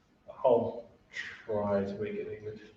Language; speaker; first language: English; non-native, fluent; Portuguese